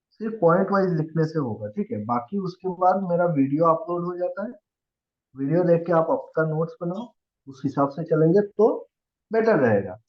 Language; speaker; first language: Hindi; non-native, local second language; Assamese